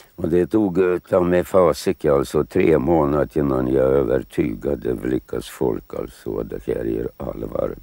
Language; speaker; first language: Swedish; non-native, fluent; Lithuanian